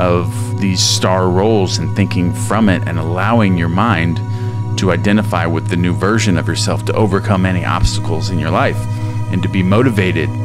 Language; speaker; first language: English; native; English